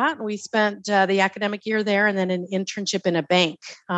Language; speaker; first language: English; native; English